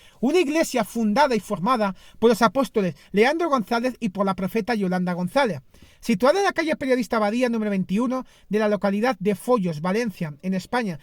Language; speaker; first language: Spanish; non-native, fluent; Greek